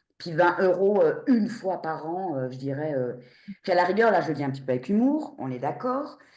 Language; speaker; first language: French; native; French